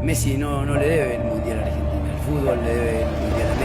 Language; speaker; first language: Spanish; native; Spanish